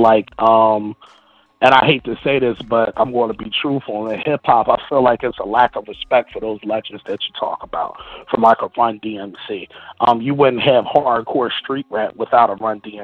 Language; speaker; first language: English; native; English